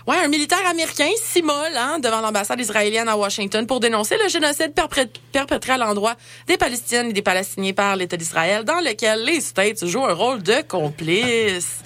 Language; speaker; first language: French; native; French